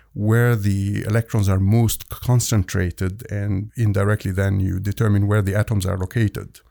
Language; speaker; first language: English; non-native, fluent; Arabic